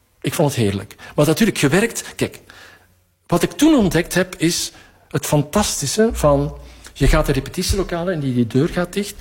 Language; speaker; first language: Dutch; native; Dutch